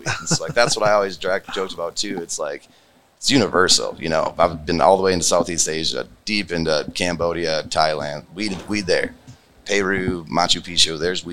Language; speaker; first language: English; native; English